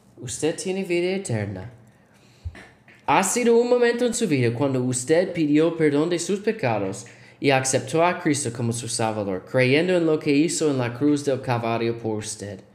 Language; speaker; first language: Spanish; non-native, learner; English